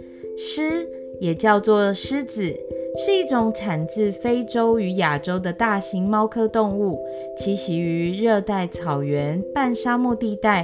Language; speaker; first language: Chinese; native; Chinese